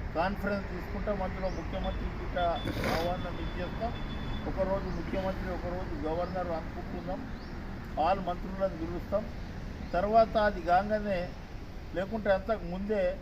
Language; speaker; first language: Telugu; non-native, local second language; Lambadi